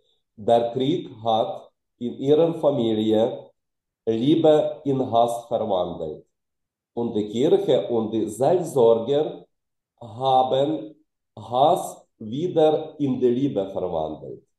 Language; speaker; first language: German; non-native, fluent; Ukrainian